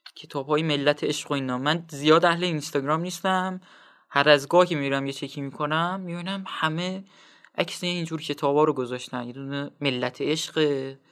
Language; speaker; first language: Persian; non-native, local second language; Azerbaijani